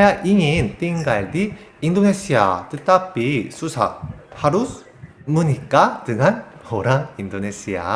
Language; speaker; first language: Indonesian; non-native, learner; Korean